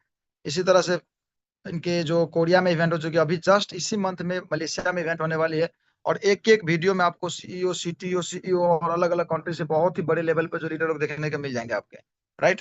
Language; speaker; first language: Hindi; native; Hindi